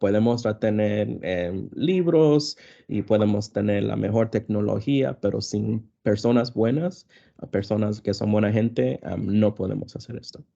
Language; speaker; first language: Spanish; early bilingual, other home language; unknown